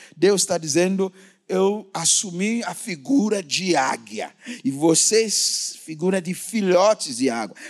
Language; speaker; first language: Portuguese; non-native, fluent; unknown